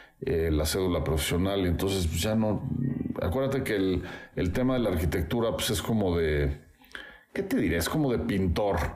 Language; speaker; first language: Spanish; native; Spanish